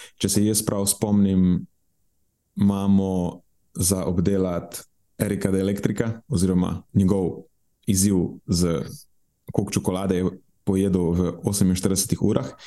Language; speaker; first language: Slovenian; non-native, local second language; Serbian